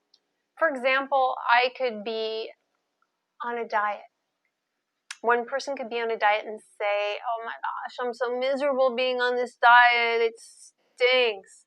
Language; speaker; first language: English; native; English